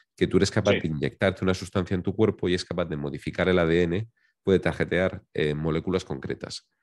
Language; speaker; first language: Spanish; native; Spanish